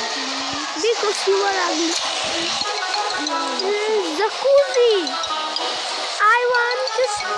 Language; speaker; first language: English; non-native, learner; Bangla